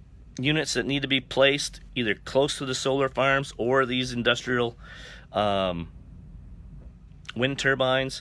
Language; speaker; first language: English; native; English